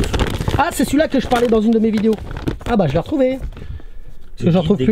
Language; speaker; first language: French; native; French